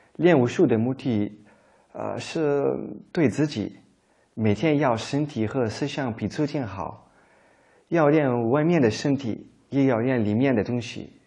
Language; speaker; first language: Chinese; non-native, fluent; Italian